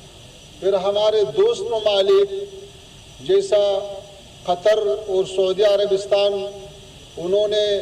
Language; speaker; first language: Hindi; non-native, fluent; Pashto